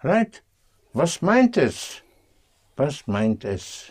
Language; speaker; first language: German; non-native, fluent; English